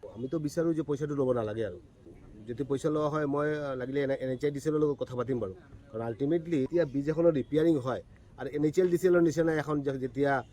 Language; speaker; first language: Assamese; non-native, local second language; Bangla